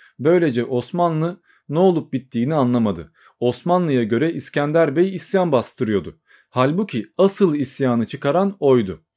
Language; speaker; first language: Turkish; native; Turkish